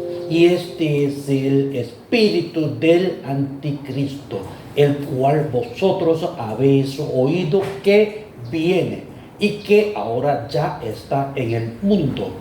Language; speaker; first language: Spanish; non-native, fluent; Korean